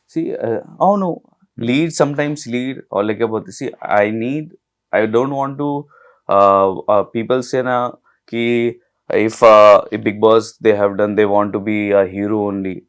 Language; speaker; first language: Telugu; non-native, learner; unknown